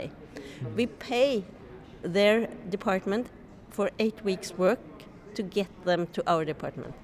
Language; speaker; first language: English; non-native, fluent; Norwegian